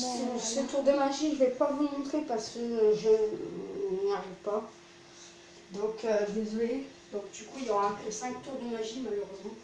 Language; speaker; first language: French; native; French